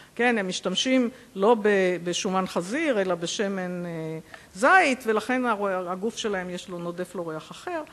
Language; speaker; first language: Hebrew; native; Hebrew